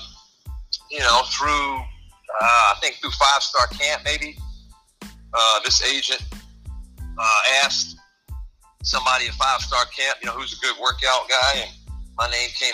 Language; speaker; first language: English; native; English